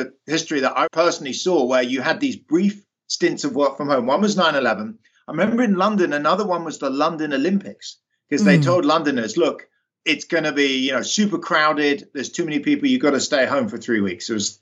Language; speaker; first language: English; native; English